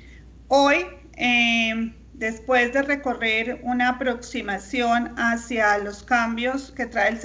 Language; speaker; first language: Spanish; native; Spanish